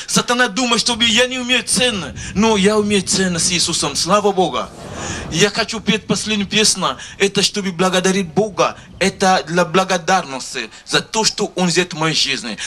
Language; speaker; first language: Russian; non-native, learner; Lingala